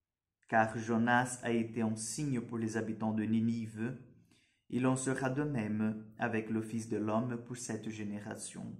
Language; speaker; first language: French; non-native, fluent; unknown